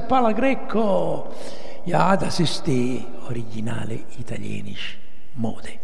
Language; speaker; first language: German; non-native, learner; Italian